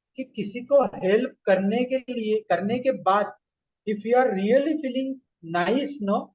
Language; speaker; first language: Hindi; non-native, local second language; Marathi